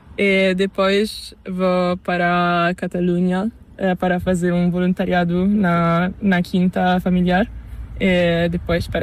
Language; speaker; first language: Spanish; non-native, learner; Italian